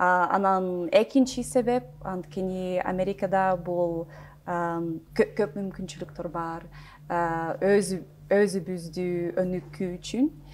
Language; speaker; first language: Kyrgyz; non-native, learner; English